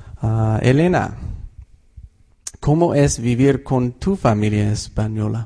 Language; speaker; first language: Spanish; non-native, fluent; English